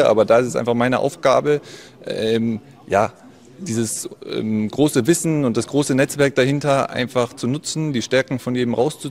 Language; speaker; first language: German; native; German